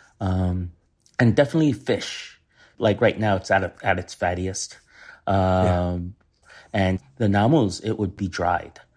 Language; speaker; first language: English; early bilingual, other home language; Korean